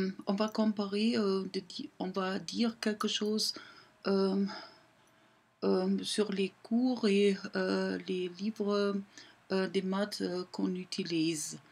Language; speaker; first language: French; non-native, learner; German